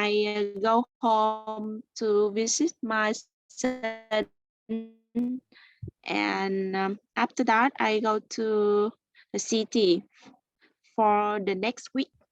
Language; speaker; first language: English; non-native, learner; Vietnamese